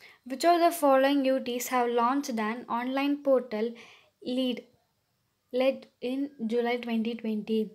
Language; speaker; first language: English; non-native, local second language; Tamil